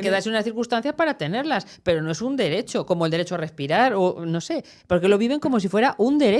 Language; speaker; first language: Spanish; native; Spanish